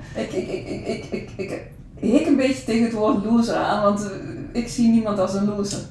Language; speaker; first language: Dutch; native; Dutch